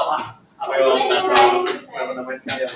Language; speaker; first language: Indonesian; native; Indonesian